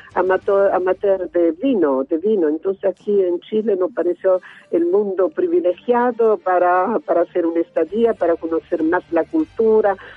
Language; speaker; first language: Spanish; non-native, learner; Italian